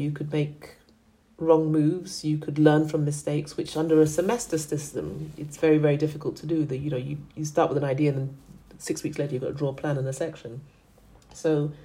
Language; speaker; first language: English; native; English